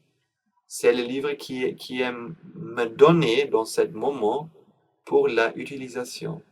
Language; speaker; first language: French; non-native, learner; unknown